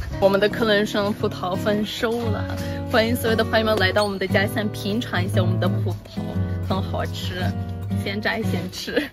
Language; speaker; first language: Chinese; non-native, fluent; Russian